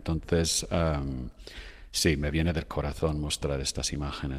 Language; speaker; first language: Spanish; non-native, fluent; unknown